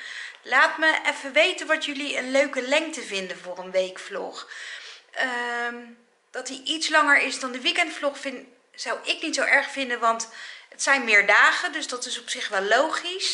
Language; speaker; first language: Dutch; native; Dutch